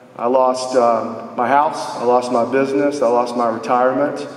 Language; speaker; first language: English; native; English